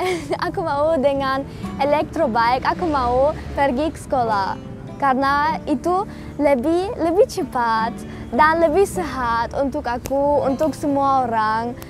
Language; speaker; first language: Indonesian; non-native, learner; German